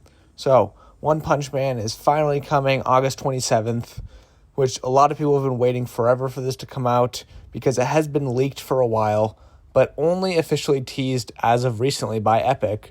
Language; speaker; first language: English; native; English